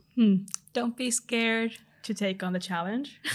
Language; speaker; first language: English; non-native, fluent; Finnish